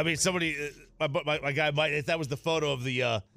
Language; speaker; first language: English; native; English